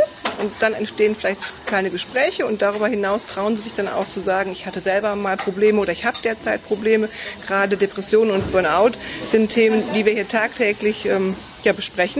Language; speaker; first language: German; native; German